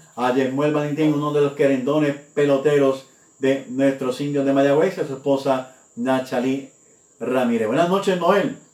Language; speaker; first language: Spanish; native; Spanish